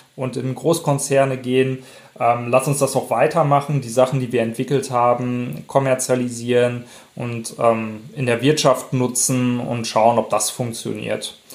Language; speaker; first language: German; native; German